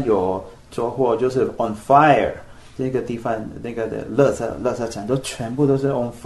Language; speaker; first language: Chinese; non-native, fluent; Spanish